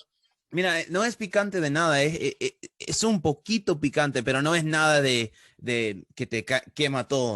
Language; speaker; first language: Spanish; early bilingual, heritage; Spanish